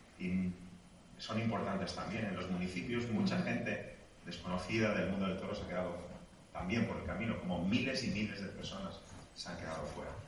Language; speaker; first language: Spanish; native; Spanish